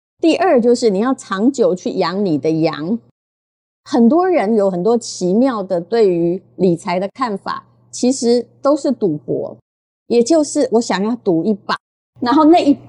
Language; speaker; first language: Chinese; native; Chinese